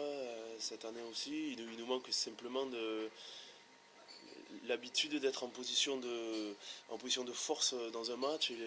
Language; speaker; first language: French; native; French